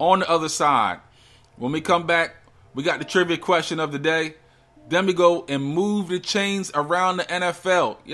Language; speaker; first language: English; native; English